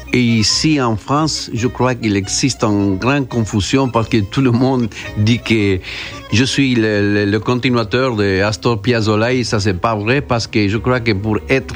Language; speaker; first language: French; non-native, fluent; Spanish